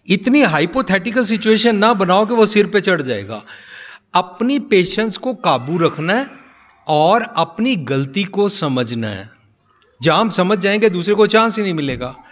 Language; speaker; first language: Hindi; non-native, local second language; Punjabi